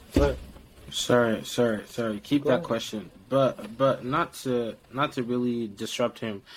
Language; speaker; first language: English; non-native, local second language; Yoruba